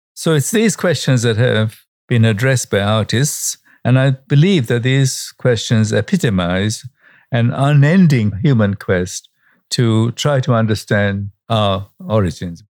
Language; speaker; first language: English; non-native, local second language; Sinhala